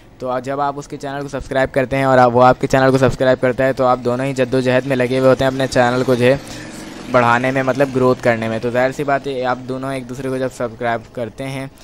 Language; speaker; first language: Hindi; native; Hindi